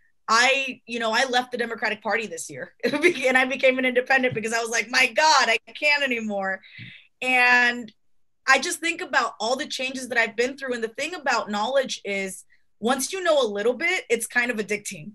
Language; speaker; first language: English; early bilingual, other home language; Spanish